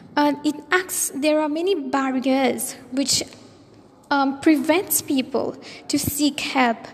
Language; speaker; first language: English; non-native, local second language; Morisyen